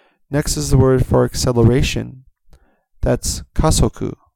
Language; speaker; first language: English; native; English